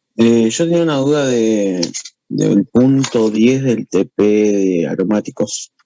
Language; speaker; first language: Spanish; native; Spanish